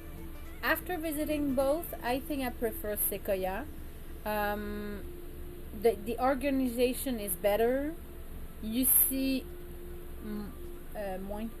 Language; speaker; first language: English; non-native, learner; French